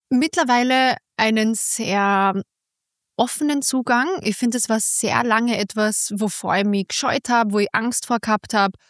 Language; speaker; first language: German; native; German